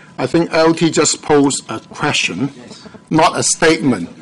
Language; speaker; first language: English; non-native, local second language; Cantonese